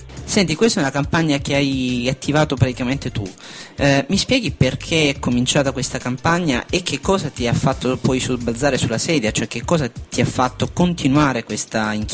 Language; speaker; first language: Italian; native; Italian